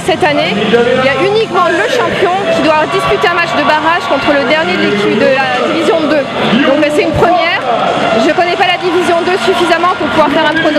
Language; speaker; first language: French; native; French